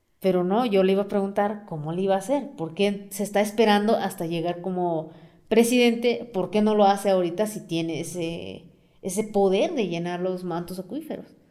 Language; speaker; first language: Spanish; non-native, local second language; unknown